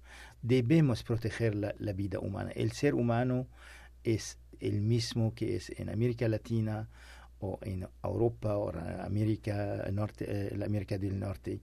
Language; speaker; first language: Spanish; non-native, learner; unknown